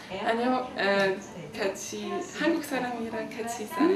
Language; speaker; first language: Korean; non-native, learner; German